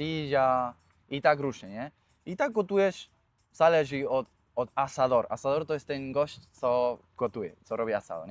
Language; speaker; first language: Polish; non-native, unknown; Spanish